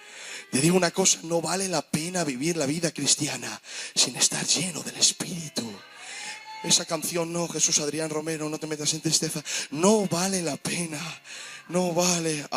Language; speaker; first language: Spanish; native; Spanish